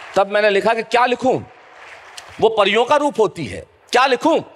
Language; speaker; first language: Hindi; native; Hindi